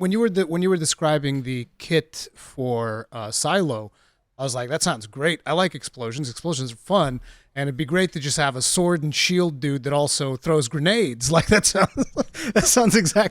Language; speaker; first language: English; native; English